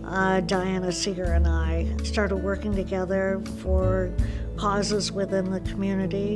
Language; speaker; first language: English; native; English